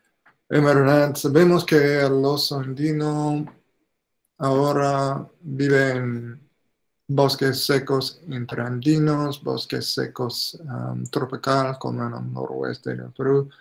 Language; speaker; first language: Spanish; non-native, fluent; English